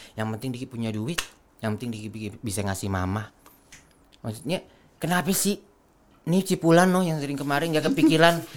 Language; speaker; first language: Indonesian; native; Indonesian